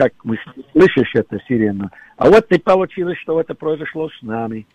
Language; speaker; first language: Russian; non-native, fluent; English